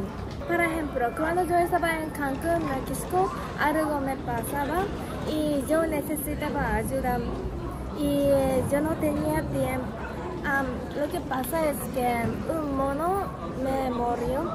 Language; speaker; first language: Spanish; non-native, learner; Japanese